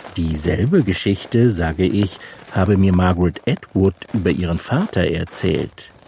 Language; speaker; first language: German; native; German